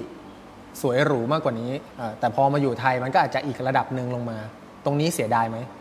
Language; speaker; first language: Thai; native; Thai